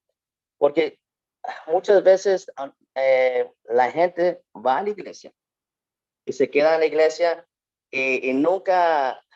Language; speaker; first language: Spanish; early bilingual, heritage; Spanish